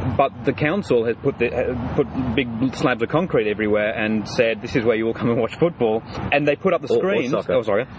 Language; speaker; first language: English; native; English